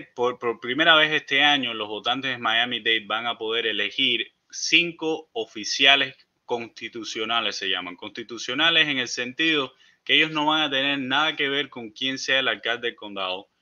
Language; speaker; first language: Spanish; early bilingual, heritage; Spanish